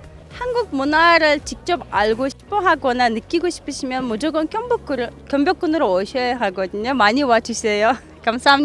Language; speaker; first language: Korean; non-native, fluent; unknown